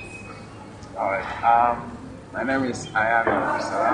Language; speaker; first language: English; non-native, fluent; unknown